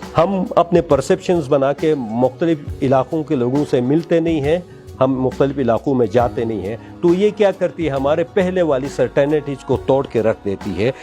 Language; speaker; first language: Urdu; non-native, local second language; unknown